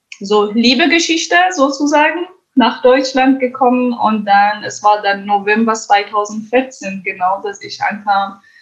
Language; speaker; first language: German; non-native, fluent; Kurdish